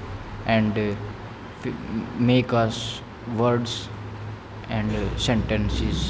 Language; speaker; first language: English; non-native, learner; Haryanvi